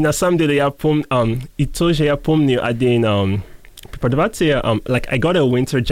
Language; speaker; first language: Russian; non-native, learner; English